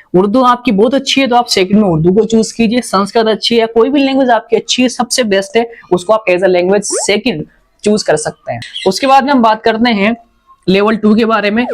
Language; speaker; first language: Hindi; native; Hindi